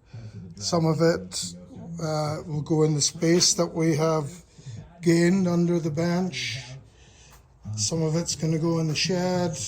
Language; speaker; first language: English; native; English